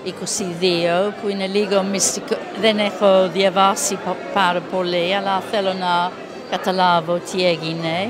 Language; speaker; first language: Greek; non-native, learner; English